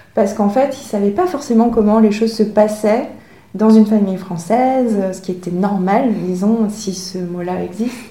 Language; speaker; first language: French; early bilingual, other home language; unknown